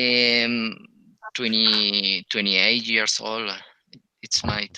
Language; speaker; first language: English; non-native, learner; Spanish